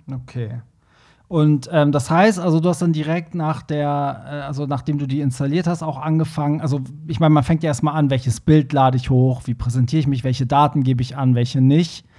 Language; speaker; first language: German; early bilingual, other home language; Persian